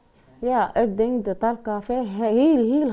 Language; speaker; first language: Dutch; non-native, learner; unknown